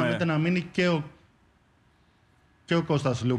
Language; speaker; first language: Greek; native; Greek